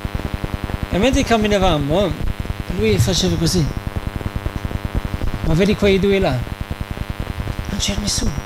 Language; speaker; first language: Italian; native; Italian